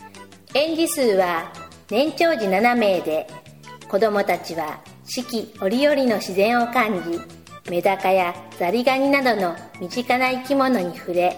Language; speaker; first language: Japanese; native; Japanese